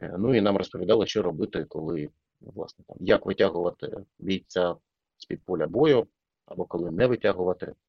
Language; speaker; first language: Ukrainian; non-native, local second language; Russian